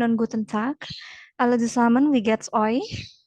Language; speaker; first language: German; non-native, fluent; Indonesian